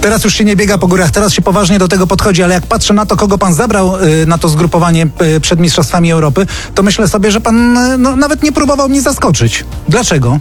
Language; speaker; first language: Polish; native; Polish